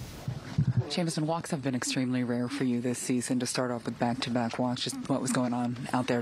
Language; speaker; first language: English; native; English